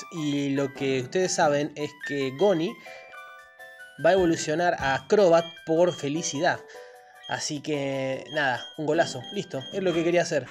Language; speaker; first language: Spanish; native; Spanish